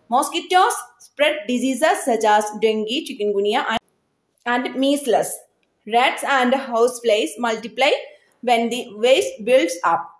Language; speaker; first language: English; non-native, local second language; Malayalam